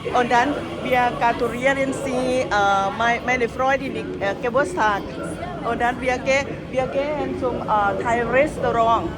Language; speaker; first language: German; non-native, learner; Thai